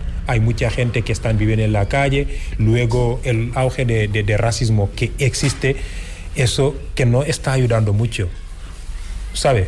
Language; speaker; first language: Spanish; non-native, fluent; Wolof